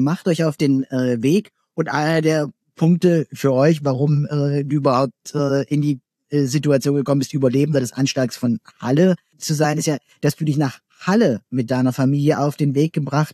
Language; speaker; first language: German; native; German